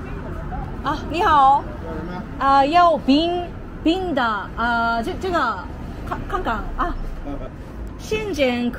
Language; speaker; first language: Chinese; non-native, learner; Japanese